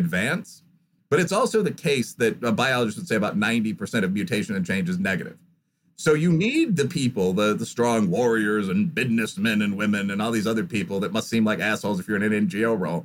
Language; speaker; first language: English; native; English